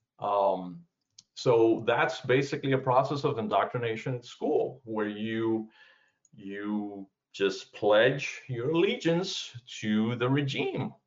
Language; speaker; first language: English; early bilingual, other home language; Spanish